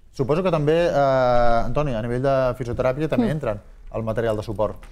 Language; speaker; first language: Catalan; native; Catalan